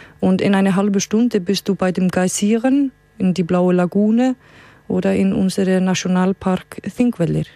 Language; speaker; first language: German; non-native, fluent; Icelandic